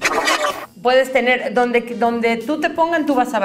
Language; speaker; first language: Spanish; native; Spanish